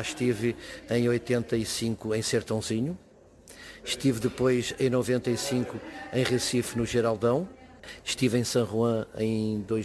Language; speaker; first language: Portuguese; native; Portuguese